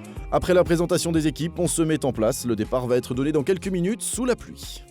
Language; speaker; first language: French; native; French